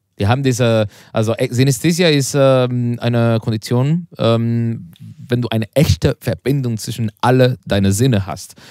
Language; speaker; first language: German; non-native, learner; Spanish